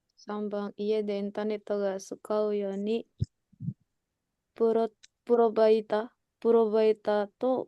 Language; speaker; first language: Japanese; non-native, learner; Indonesian